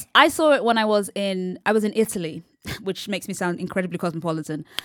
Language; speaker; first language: English; native; English